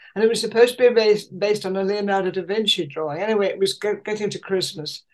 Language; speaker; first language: English; native; English